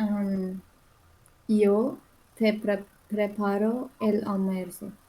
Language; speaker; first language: Spanish; non-native, learner; English